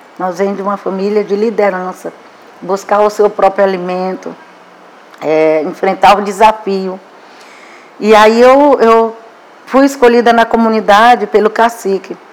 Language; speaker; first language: Portuguese; non-native, local second language; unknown